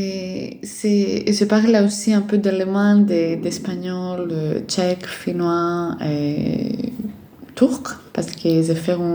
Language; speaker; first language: French; non-native, fluent; Greek